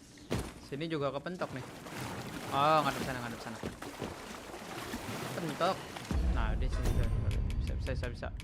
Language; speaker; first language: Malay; non-native, local second language; Sundanese